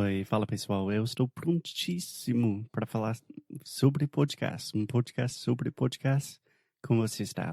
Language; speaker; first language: Portuguese; non-native, fluent; English